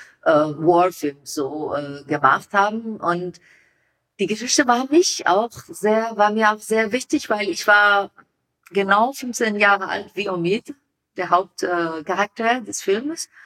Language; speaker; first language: German; non-native, learner; Persian